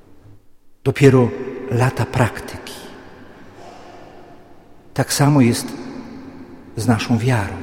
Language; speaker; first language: Polish; native; Polish